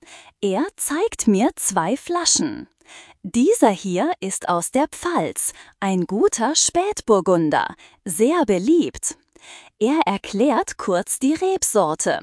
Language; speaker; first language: German; non-native, fluent; Turkish